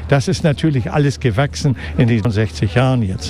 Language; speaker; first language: German; native; German